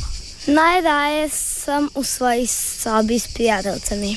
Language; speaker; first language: Slovenian; non-native, local second language; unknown